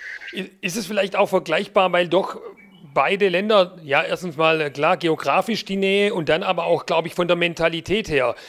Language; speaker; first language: German; native; German